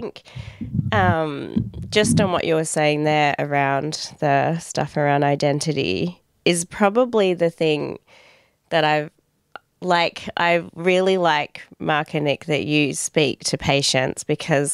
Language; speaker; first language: English; native; English